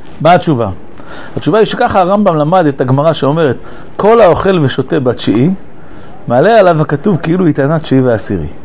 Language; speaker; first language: Hebrew; early bilingual, other home language; French